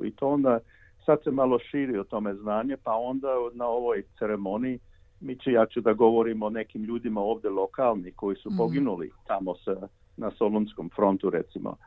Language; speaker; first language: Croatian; early bilingual, heritage; Croatian